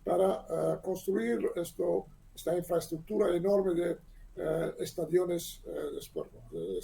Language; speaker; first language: Spanish; non-native, learner; Hebrew